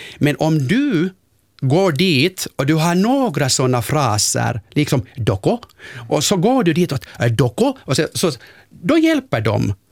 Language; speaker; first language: Swedish; non-native, local second language; Finnish